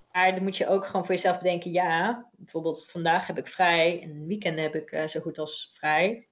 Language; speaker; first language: Dutch; native; Dutch